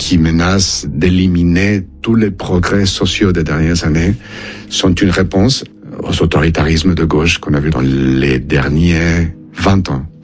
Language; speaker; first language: French; non-native, fluent; Spanish